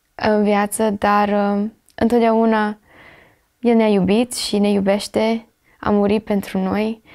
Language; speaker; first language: Romanian; early bilingual, heritage; Romanian